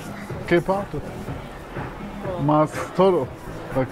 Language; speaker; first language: Spanish; non-native, learner; English